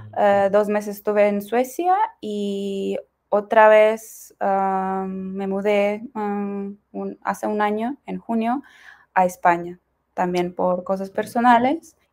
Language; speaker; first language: Spanish; non-native, fluent; Ukrainian